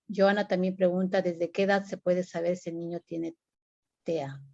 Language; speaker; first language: Spanish; native; Spanish